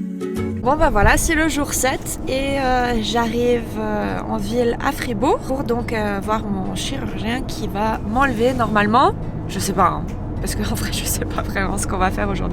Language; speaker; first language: French; native; French